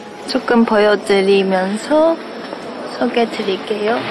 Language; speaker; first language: Korean; non-native, fluent; Chinese